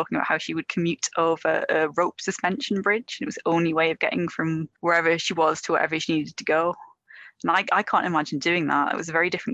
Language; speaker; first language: English; native; English